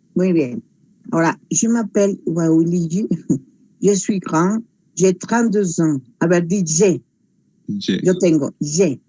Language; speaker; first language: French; non-native, fluent; Spanish